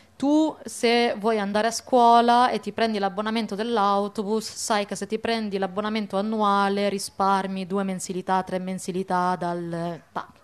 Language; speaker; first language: Italian; early bilingual, other home language; Arabic